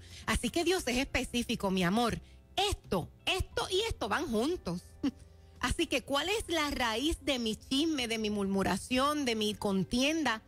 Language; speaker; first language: Spanish; native; Spanish